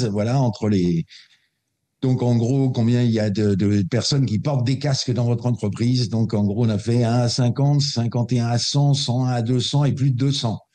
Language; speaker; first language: French; native; French